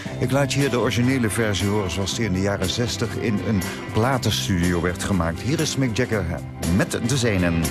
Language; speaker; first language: Dutch; native; Dutch